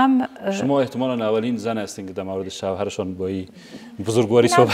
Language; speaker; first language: Persian; native; Persian